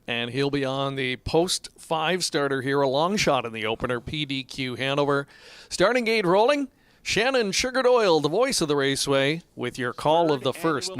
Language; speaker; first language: English; native; English